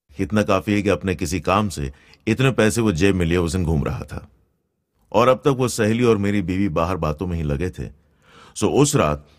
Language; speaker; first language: Hindi; non-native, local second language; Gujarati